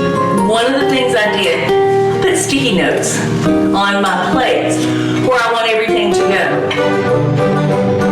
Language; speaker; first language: English; native; English